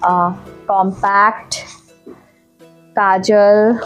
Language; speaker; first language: Hindi; non-native, local second language; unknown